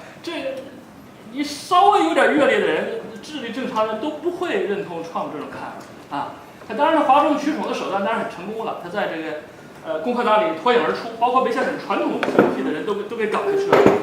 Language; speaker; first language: Chinese; native; Chinese